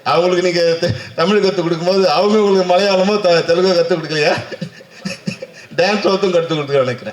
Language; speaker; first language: Tamil; native; Tamil